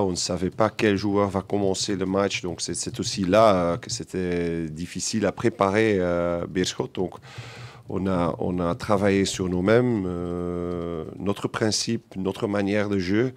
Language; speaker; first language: French; non-native, local second language; Dutch